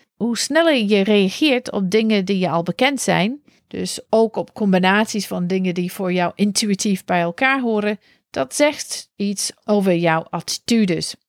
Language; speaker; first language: Dutch; non-native, fluent; English